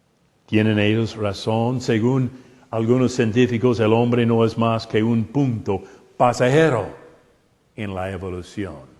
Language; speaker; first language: Spanish; non-native, fluent; English